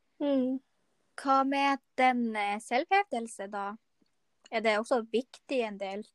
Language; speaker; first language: Norwegian; non-native, learner; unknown